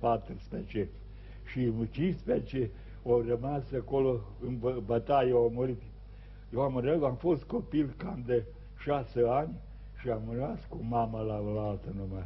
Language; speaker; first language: Romanian; non-native, local second language; Serbian